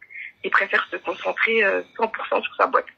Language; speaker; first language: French; native; French